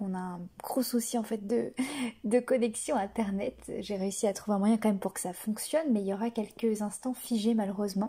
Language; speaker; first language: French; native; French